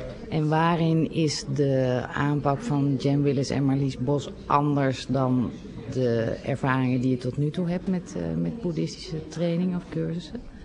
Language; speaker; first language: Dutch; native; Dutch